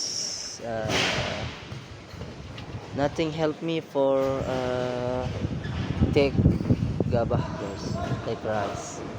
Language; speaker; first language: English; non-native, learner; Indonesian